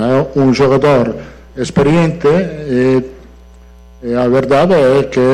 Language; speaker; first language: Portuguese; non-native, fluent; Italian